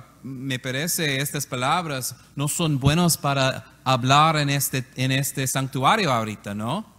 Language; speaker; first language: Spanish; non-native, learner; English